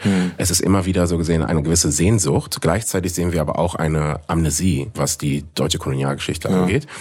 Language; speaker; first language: German; native; German